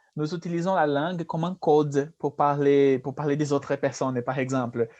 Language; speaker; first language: French; non-native, fluent; Portuguese